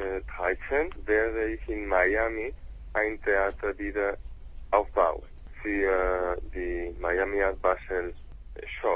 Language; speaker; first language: German; non-native, learner; Spanish